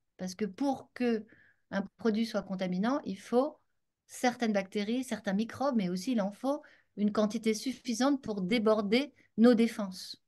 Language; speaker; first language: French; native; French